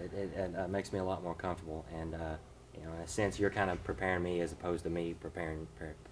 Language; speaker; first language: English; native; English